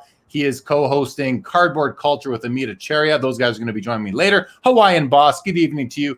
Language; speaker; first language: English; native; English